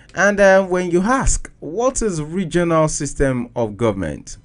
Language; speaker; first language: English; non-native, local second language; Yoruba